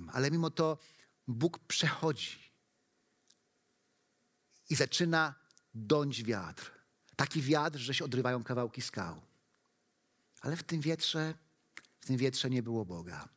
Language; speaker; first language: Polish; native; Polish